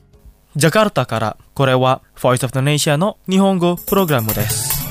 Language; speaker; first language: Japanese; non-native, fluent; Indonesian